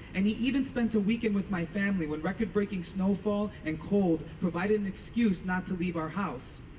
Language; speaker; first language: English; native; English